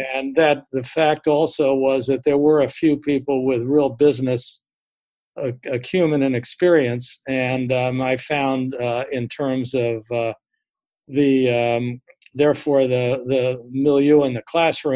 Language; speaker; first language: English; native; English